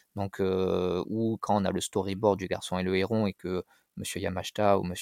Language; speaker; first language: French; native; French